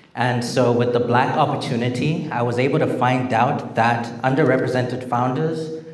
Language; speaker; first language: English; non-native, local second language; Shona